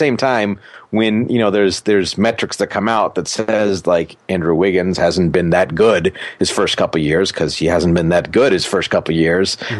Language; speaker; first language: English; native; English